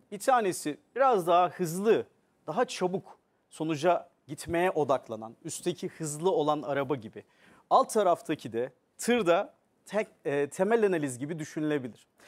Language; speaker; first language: Turkish; native; Turkish